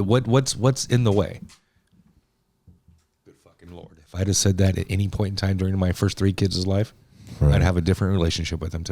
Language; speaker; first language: English; native; English